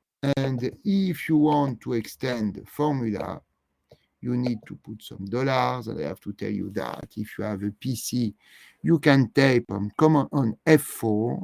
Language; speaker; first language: English; non-native, fluent; French